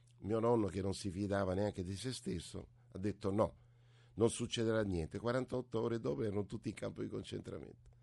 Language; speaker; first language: Italian; early bilingual, other home language; French